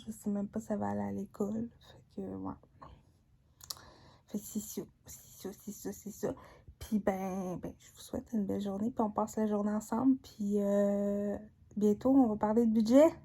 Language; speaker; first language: French; native; French